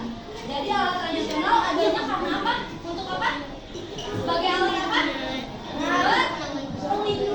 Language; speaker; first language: Indonesian; native; Indonesian